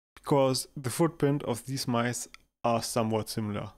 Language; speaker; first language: English; non-native, fluent; German